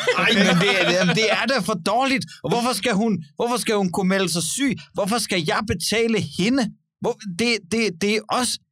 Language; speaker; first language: Danish; native; Danish